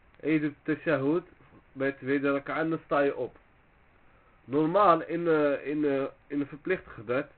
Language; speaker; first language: Dutch; early bilingual, other home language; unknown